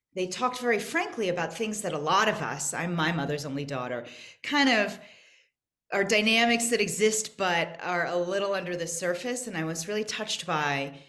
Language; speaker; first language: English; native; English